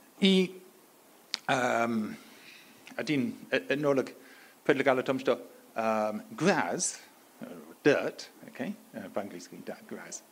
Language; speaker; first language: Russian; non-native, learner; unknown